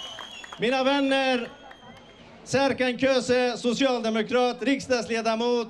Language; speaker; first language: Swedish; early bilingual, other home language; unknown